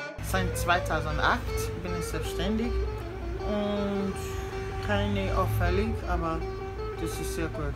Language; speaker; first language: German; non-native, learner; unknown